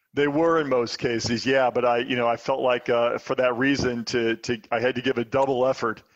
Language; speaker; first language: English; native; English